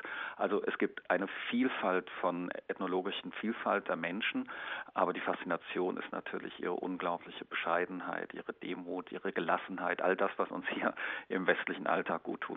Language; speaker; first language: German; native; German